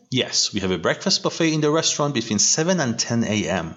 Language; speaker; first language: English; non-native, fluent; Persian